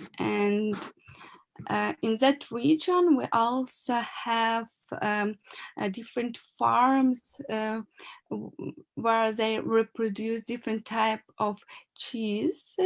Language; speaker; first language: English; non-native, learner; Ukrainian